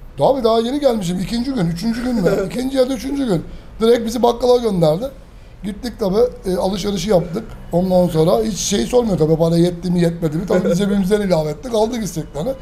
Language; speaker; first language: Turkish; early bilingual, heritage; Turkish